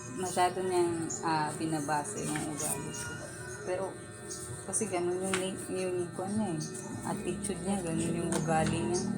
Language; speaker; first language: Filipino; native; Filipino